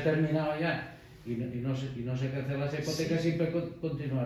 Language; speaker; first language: Spanish; native; Spanish